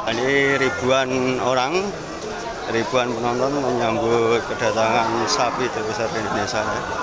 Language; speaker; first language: Indonesian; native; Indonesian